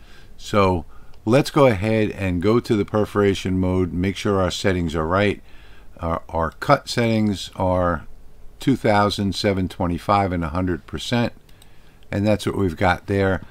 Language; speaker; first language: English; native; English